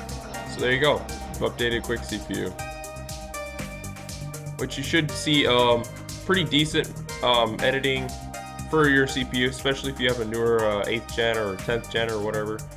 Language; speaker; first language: English; native; English